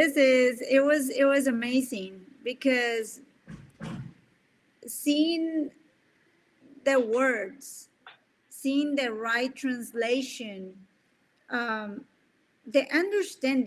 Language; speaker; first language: English; non-native, fluent; Spanish